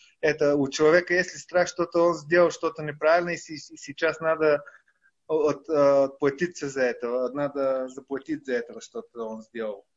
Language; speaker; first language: Russian; non-native, learner; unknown